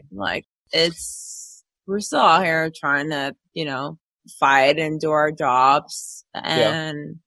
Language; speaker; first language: English; native; English